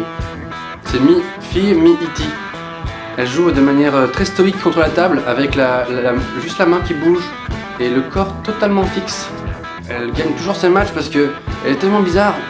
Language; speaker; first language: French; native; French